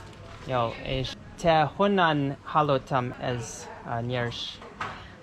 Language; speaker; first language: Hungarian; non-native, learner; English